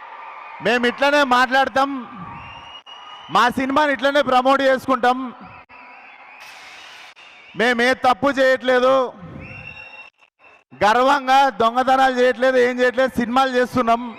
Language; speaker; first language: Telugu; native; Telugu